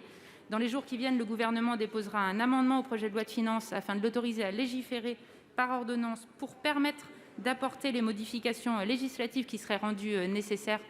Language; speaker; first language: French; native; French